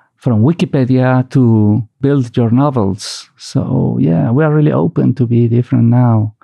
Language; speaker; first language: English; non-native, fluent; Spanish